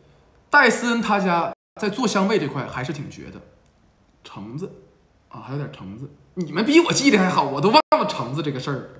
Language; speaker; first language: Chinese; native; Chinese